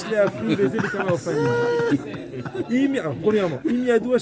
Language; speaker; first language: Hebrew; non-native, fluent; French